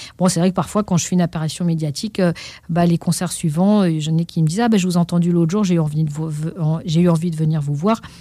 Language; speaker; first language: French; native; French